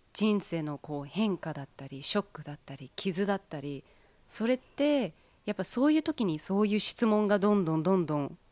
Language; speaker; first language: Japanese; early bilingual, heritage; Japanese